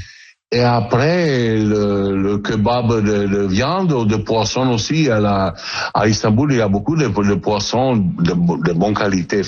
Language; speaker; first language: French; non-native, learner; Italian